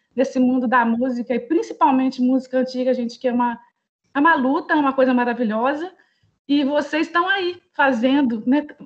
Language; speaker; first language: Portuguese; native; Portuguese